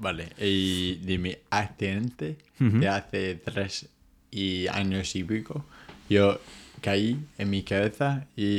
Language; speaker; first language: Spanish; non-native, fluent; English